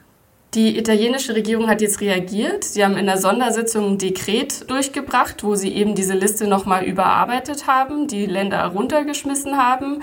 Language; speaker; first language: German; native; German